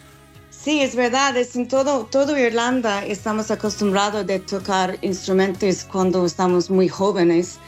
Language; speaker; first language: Spanish; non-native, learner; English